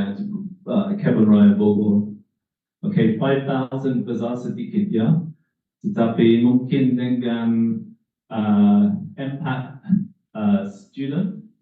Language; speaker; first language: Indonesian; non-native, learner; English